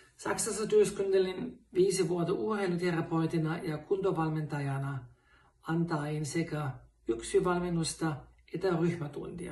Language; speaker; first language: Finnish; non-native, fluent; German